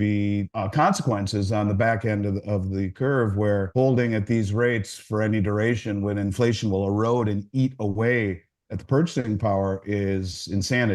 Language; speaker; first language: English; native; English